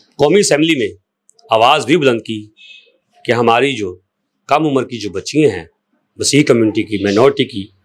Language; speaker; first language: Urdu; non-native, local second language; Punjabi